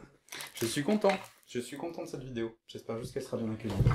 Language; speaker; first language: French; native; French